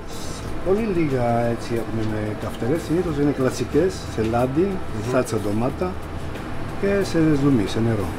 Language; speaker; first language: Greek; non-native, fluent; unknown